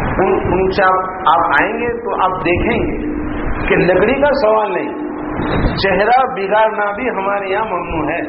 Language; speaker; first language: Urdu; non-native, local second language; Gujarati